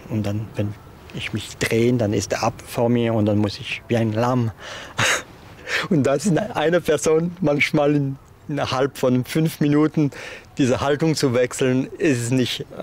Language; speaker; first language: German; non-native, local second language; French